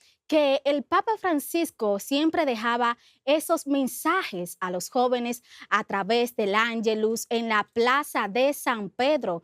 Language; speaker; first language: Spanish; native; Spanish